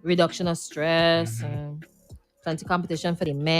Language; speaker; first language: English; native; English